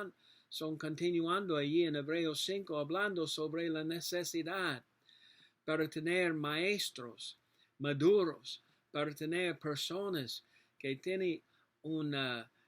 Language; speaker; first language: Spanish; non-native, learner; English